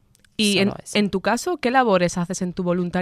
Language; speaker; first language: Spanish; native; Spanish